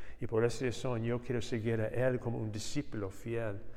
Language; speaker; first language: Spanish; non-native, learner; English